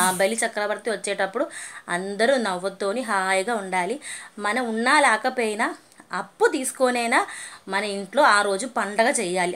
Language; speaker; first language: Telugu; non-native, learner; Malayalam